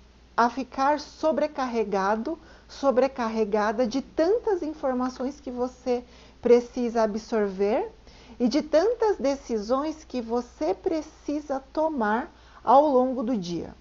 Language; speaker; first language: Portuguese; native; Portuguese